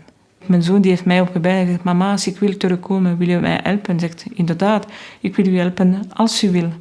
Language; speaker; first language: Dutch; non-native, fluent; French